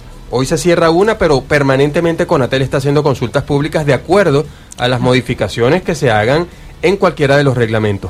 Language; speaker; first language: Spanish; native; Spanish